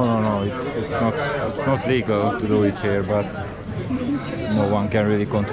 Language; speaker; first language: English; non-native, fluent; Hungarian